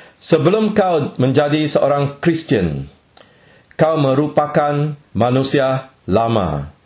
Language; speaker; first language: Malay; non-native, local second language; Chinese